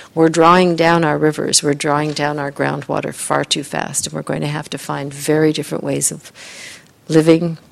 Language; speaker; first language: English; native; English